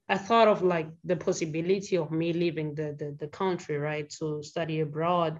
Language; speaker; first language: English; non-native, fluent; Portuguese